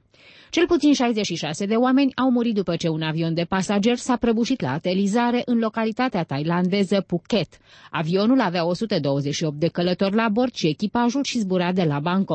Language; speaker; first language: Romanian; native; Romanian